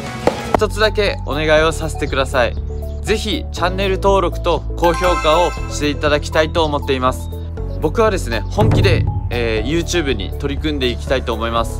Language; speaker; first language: Japanese; native; Japanese